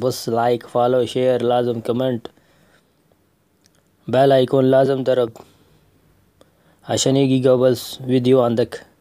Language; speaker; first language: Arabic; non-native, learner; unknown